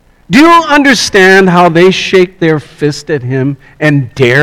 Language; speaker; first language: English; native; English